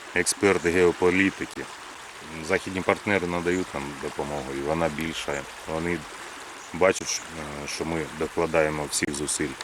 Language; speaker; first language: Ukrainian; native; Ukrainian